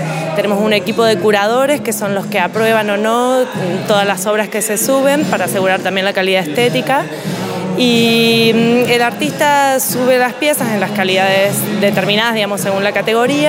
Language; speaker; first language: Spanish; native; Spanish